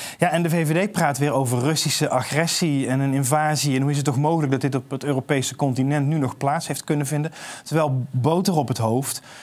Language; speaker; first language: Dutch; native; Dutch